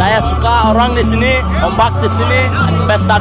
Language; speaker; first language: Indonesian; non-native, learner; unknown